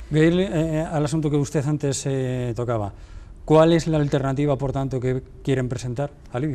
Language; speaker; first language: Spanish; native; Spanish